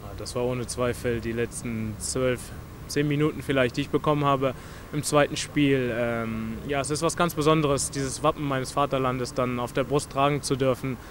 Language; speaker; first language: German; native; German